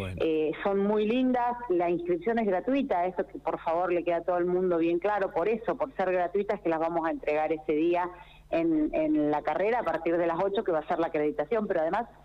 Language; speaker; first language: Spanish; native; Spanish